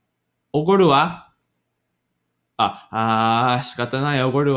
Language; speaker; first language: Japanese; non-native, learner; English